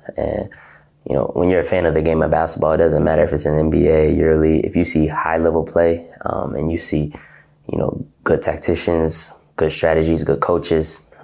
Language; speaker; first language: English; native; English